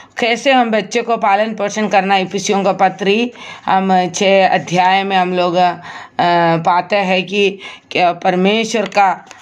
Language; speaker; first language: Hindi; non-native, local second language; Malayalam